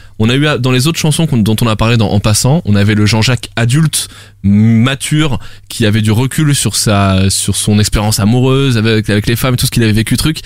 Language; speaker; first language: French; native; French